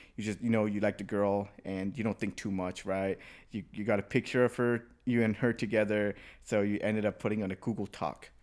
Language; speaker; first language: English; early bilingual, other home language; Burmese